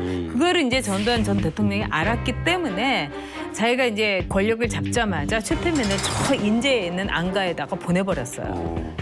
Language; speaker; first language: Korean; native; Korean